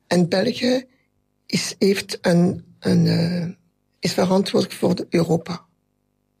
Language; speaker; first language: Dutch; non-native, local second language; French